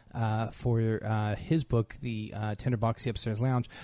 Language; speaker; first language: English; native; English